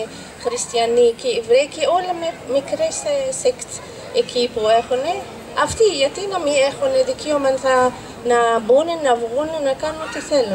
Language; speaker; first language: Greek; non-native, fluent; Arabic